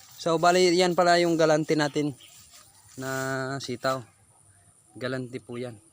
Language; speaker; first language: Filipino; non-native, local second language; Bikol